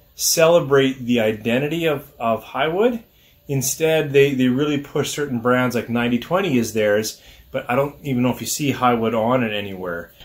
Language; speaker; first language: English; native; English